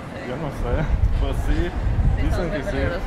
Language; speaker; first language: Spanish; non-native, fluent; Russian